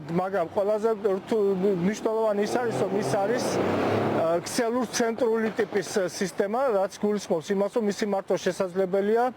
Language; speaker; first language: Georgian; native; Georgian